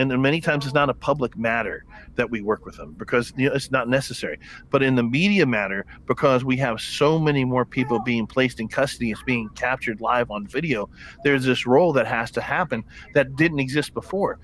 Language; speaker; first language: English; native; English